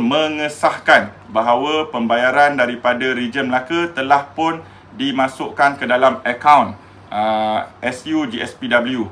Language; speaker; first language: Malay; native; Malay